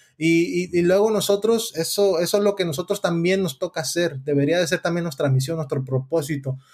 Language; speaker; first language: Spanish; early bilingual, heritage; Spanish